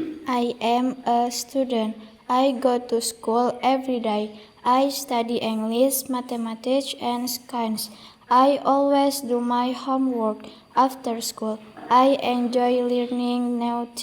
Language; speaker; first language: English; non-native, learner; Indonesian